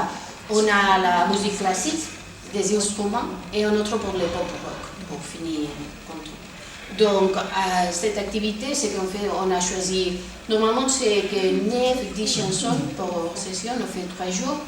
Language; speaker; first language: French; non-native, fluent; Spanish